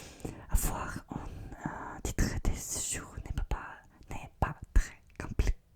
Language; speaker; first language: French; non-native, learner; Russian